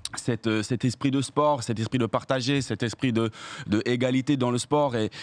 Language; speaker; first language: French; early bilingual, heritage; English